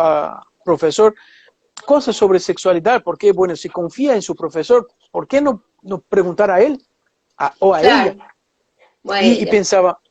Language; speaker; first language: Spanish; non-native, fluent; Portuguese